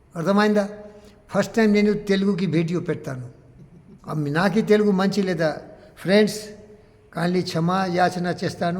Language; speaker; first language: Telugu; non-native, learner; Hindi